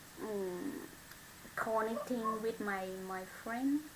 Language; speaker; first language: English; non-native, learner; Vietnamese